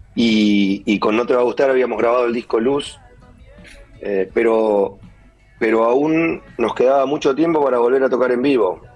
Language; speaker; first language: Spanish; native; Spanish